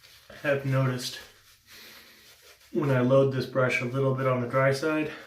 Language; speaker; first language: English; native; English